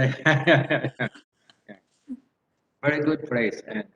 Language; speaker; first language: English; non-native, fluent; Thai